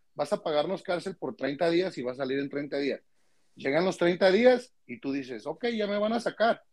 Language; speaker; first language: Spanish; early bilingual, heritage; Spanish